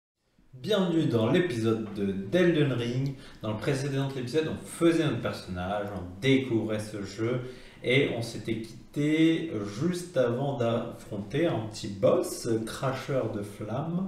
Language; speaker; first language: French; native; French